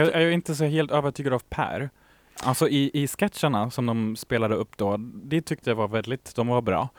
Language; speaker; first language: Swedish; native; Swedish